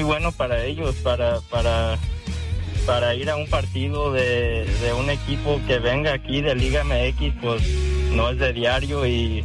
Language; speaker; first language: Spanish; early bilingual, heritage; Spanish